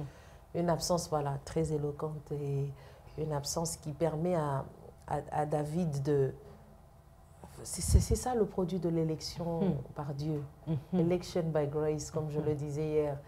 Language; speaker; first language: French; non-native, local second language; Lingala